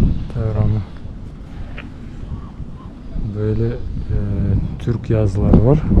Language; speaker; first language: Turkish; non-native, learner; Bashkir